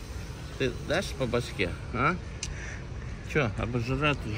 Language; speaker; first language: Russian; native; Russian